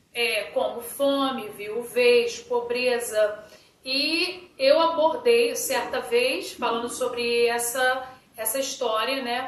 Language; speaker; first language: Portuguese; native; Portuguese